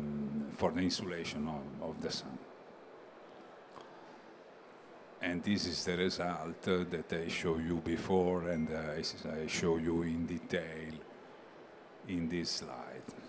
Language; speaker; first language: English; non-native, learner; Italian